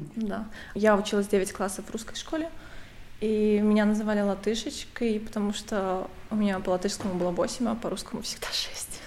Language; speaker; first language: Russian; native; Russian